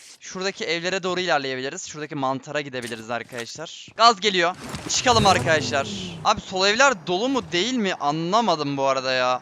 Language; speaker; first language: Turkish; native; Turkish